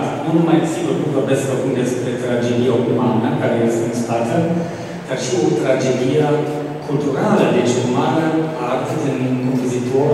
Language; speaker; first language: Romanian; non-native, fluent; German